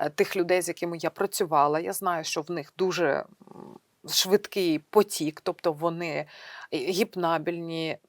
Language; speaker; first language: Ukrainian; native; Ukrainian